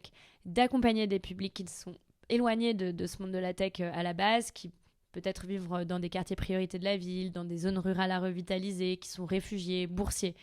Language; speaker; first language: French; native; French